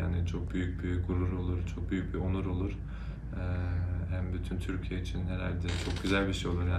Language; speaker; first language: Turkish; early bilingual, heritage; Turkish